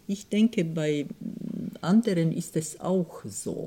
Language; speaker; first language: German; non-native, fluent; Croatian